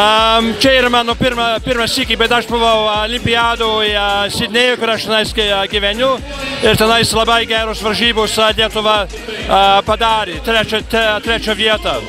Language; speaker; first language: Lithuanian; early bilingual, heritage; Lithuanian